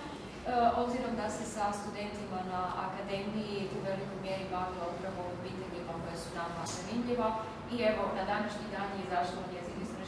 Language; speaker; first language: Croatian; native; Croatian